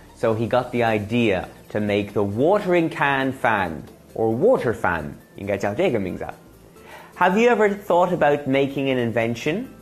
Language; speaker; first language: English; native; English